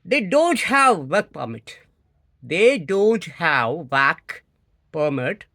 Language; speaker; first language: English; non-native, local second language; Tamil